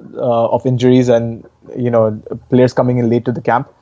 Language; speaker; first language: English; non-native, local second language; Hindi